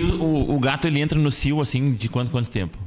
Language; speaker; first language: Portuguese; native; Portuguese